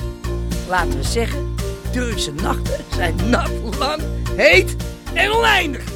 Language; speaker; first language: Dutch; native; Dutch